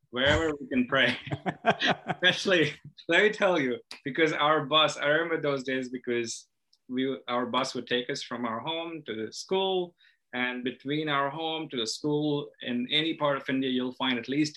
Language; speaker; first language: English; non-native, local second language; Hindi